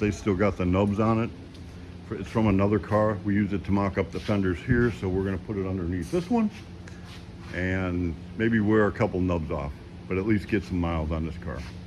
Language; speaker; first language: English; native; English